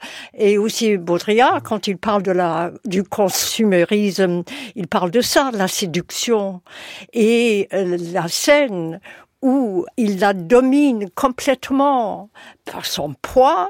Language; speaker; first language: French; non-native, fluent; English